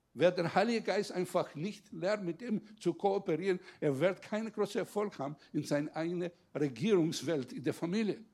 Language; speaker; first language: German; non-native, fluent; Greek